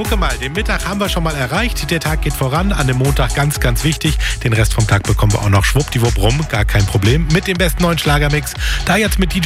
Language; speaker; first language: German; native; German